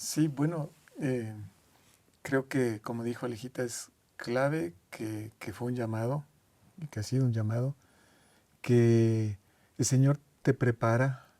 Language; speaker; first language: Spanish; native; Spanish